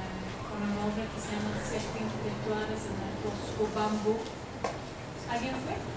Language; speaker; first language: Spanish; non-native, learner; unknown